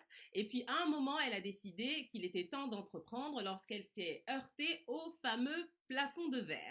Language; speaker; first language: French; native; French